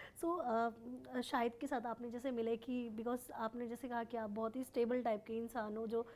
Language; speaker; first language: Hindi; native; Hindi